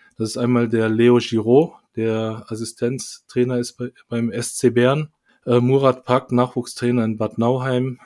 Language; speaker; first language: German; early bilingual, other home language; Korean